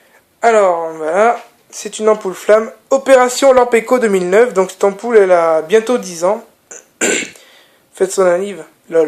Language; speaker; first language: French; native; French